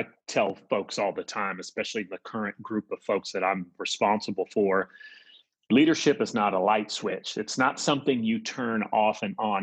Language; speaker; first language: English; native; English